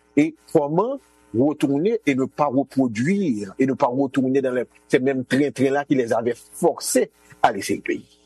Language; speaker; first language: French; non-native, local second language; Haitian Creole